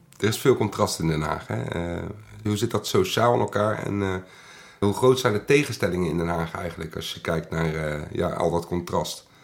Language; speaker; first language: Dutch; native; Dutch